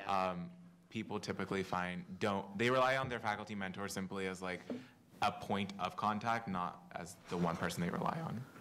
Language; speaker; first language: English; native; English